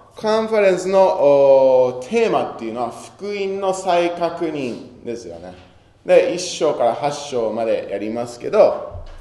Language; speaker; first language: Japanese; non-native, fluent; English